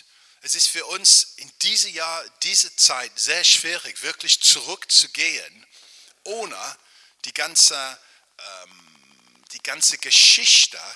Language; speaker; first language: German; non-native, fluent; English